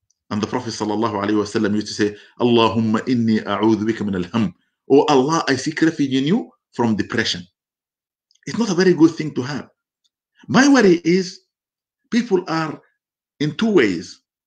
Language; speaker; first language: English; non-native, fluent; Arabic